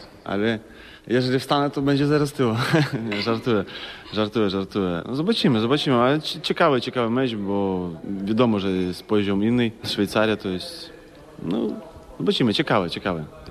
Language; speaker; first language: Polish; non-native, fluent; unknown